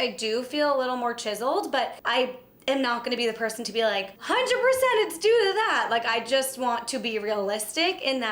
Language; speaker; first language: English; native; English